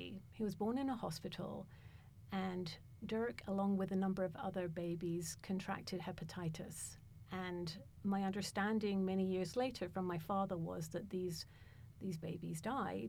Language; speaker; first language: English; native; English